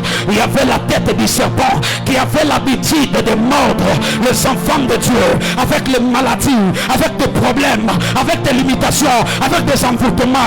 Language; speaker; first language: French; non-native, local second language; Swahili